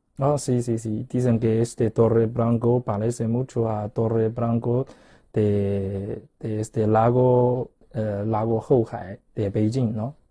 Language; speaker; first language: Spanish; non-native, fluent; Chinese